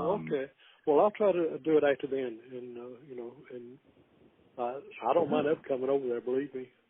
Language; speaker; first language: English; native; English